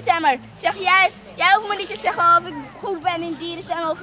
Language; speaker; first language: Dutch; non-native, learner; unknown